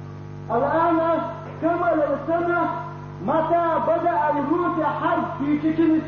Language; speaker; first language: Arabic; non-native, learner; Chechen